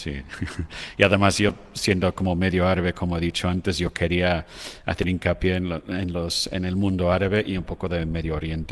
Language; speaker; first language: Spanish; non-native, fluent; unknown